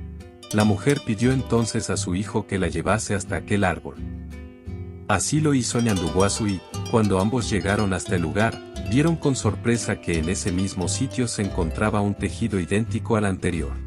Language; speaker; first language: Spanish; native; Spanish